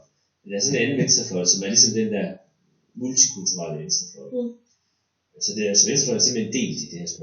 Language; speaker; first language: Danish; native; Danish